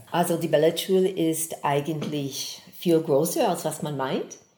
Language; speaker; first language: German; non-native, fluent; English